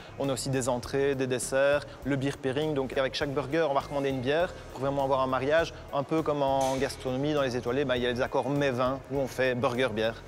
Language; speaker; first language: French; native; French